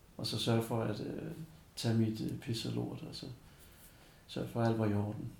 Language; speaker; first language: Danish; early bilingual, other home language; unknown